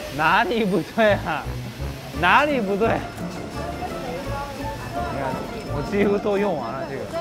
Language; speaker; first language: Chinese; non-native, fluent; Japanese